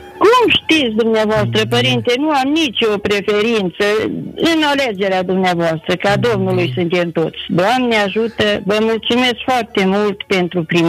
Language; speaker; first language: Romanian; native; Romanian